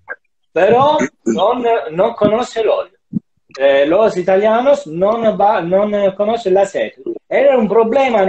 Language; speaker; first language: Spanish; non-native, learner; Italian